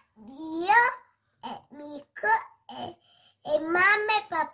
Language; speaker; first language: Italian; early bilingual, other home language; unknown